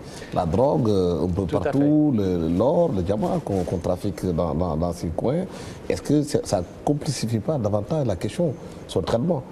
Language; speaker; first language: French; non-native, local second language; Wolof